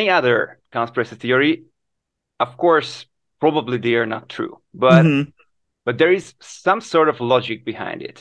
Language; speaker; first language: English; non-native, fluent; Hungarian